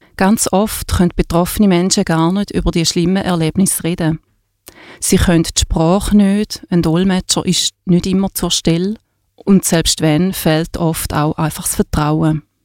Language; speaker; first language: German; native; German